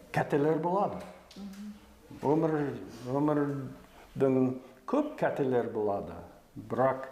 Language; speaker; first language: Kazakh; non-native, learner; English